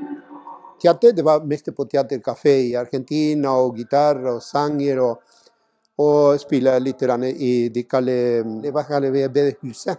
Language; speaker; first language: Norwegian; non-native, fluent; Spanish